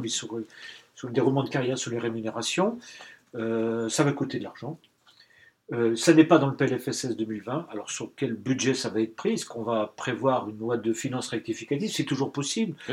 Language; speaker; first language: French; native; French